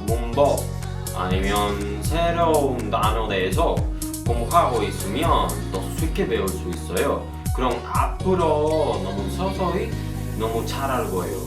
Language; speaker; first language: Korean; non-native, learner; Spanish